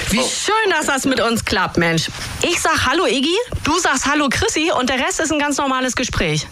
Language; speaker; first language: German; native; German